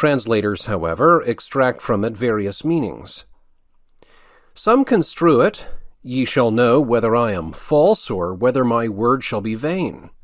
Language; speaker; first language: English; native; English